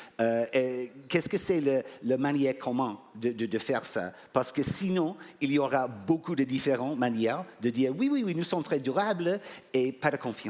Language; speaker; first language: French; non-native, fluent; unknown